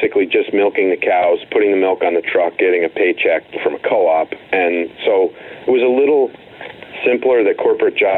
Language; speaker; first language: English; native; English